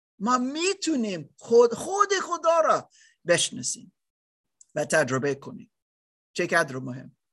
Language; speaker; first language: Persian; non-native, learner; German